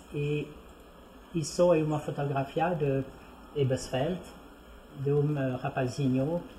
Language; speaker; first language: Portuguese; non-native, fluent; French